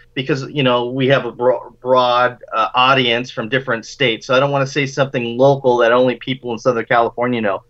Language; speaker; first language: English; native; English